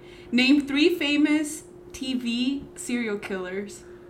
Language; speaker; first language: English; early bilingual, other home language; Spanish